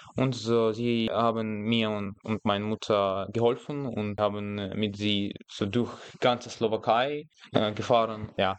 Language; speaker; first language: German; non-native, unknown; Russian